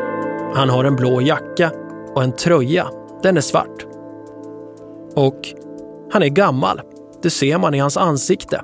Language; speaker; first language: Swedish; native; Swedish